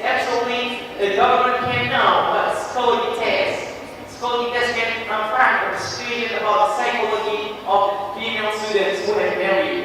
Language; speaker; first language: English; non-native, learner; Indonesian